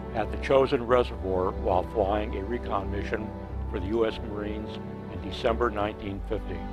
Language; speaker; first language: English; native; English